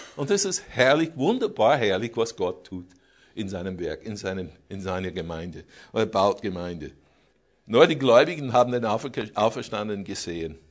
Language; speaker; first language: German; non-native, fluent; English